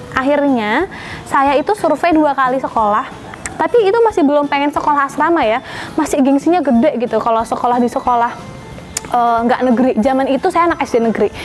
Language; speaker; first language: Indonesian; native; Indonesian